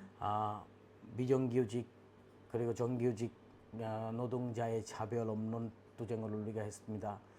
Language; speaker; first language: Korean; non-native, learner; Bangla